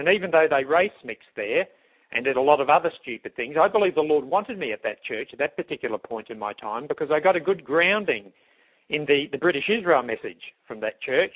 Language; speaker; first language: English; native; English